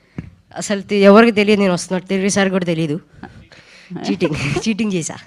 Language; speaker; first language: Telugu; native; Telugu